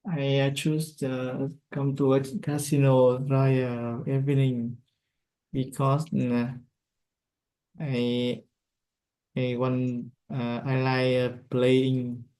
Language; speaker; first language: English; non-native, learner; Vietnamese